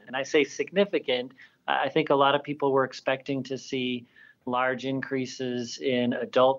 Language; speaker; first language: English; native; English